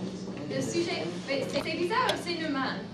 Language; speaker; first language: French; non-native, fluent; English